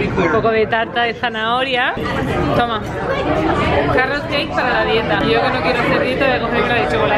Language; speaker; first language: Spanish; native; Spanish